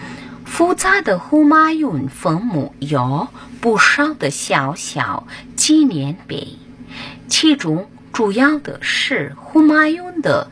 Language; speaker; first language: Chinese; non-native, fluent; Hindi